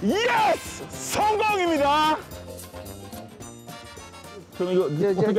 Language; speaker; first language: Korean; non-native, fluent; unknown